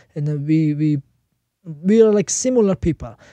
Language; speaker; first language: English; non-native, learner; Georgian